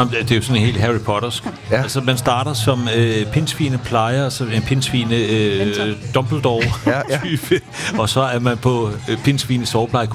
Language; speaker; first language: Danish; native; Danish